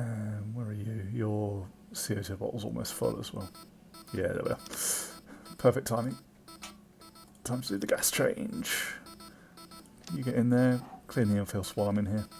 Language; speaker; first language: English; native; English